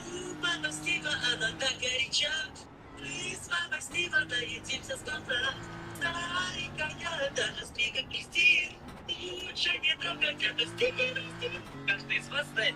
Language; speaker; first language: Russian; native; Russian